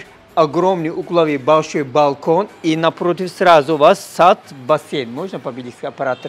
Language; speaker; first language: Russian; non-native, fluent; Turkish